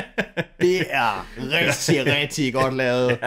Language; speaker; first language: Danish; native; Danish